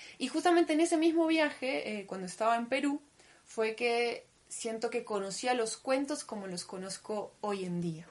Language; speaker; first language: Spanish; early bilingual, other home language; Russian